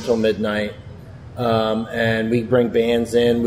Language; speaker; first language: English; native; English